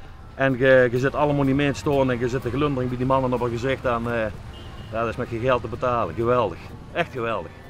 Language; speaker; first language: Dutch; native; Dutch